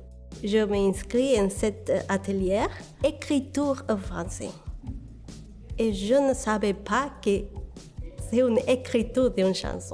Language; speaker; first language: French; non-native, learner; Spanish